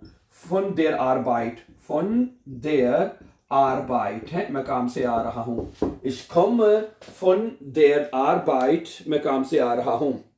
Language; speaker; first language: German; non-native, learner; Urdu